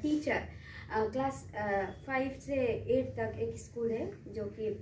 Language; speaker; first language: Hindi; non-native, local second language; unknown